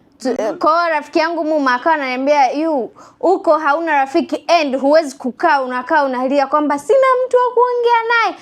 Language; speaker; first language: Swahili; native; Swahili